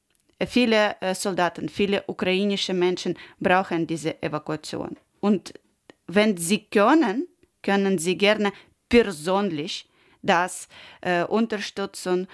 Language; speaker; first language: German; non-native, learner; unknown